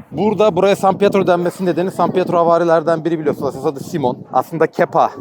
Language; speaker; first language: Turkish; native; Turkish